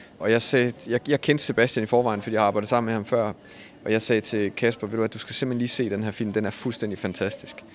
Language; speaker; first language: Danish; native; Danish